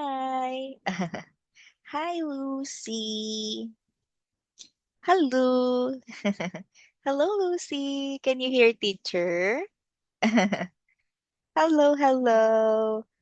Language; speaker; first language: English; non-native, local second language; Filipino